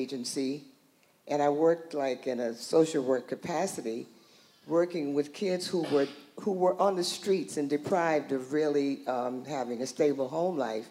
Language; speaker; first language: English; native; English